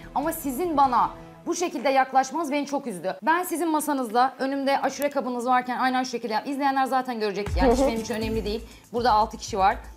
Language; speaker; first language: Turkish; native; Turkish